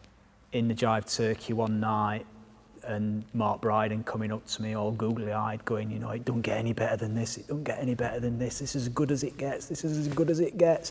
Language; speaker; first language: English; native; English